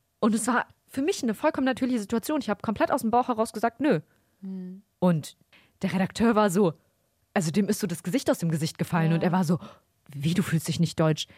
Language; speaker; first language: German; early bilingual, other home language; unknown